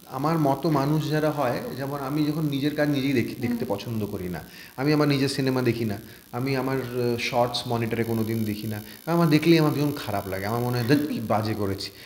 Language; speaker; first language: Bangla; early bilingual, heritage; Bangla